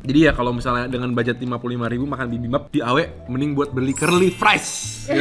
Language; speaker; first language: Indonesian; native; Indonesian